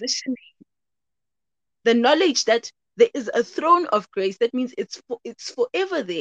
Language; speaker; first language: English; non-native, local second language; Zulu